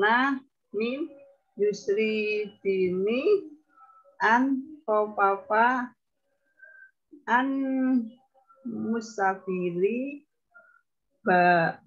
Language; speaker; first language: Arabic; non-native, learner; Indonesian